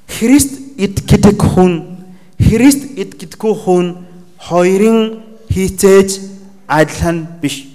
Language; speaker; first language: Mongolian; non-native, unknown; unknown